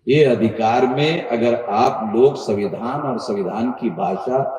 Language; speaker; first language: Hindi; non-native, local second language; Marathi